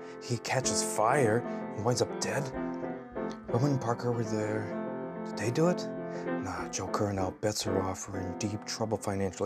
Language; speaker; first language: English; native; English